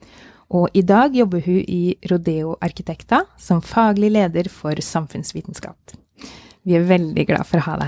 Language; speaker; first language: Norwegian; native; Norwegian